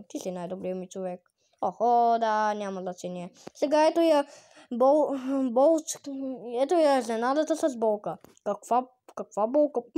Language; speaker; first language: Bulgarian; native; Bulgarian